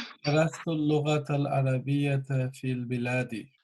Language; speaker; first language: Arabic; non-native, learner; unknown